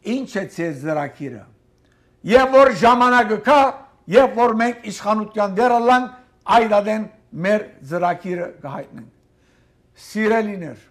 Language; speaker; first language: Armenian; early bilingual, heritage; Armenian